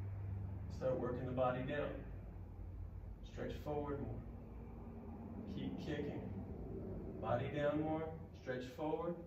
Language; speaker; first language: English; native; English